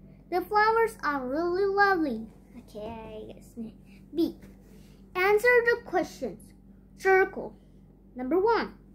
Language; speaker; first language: English; non-native, learner; Indonesian